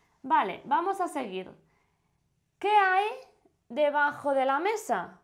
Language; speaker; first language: Spanish; non-native, fluent; Indonesian